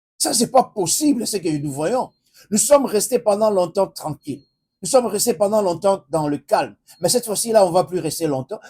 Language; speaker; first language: French; non-native, local second language; Lingala